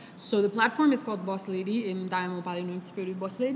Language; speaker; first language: English; non-native, fluent; Haitian Creole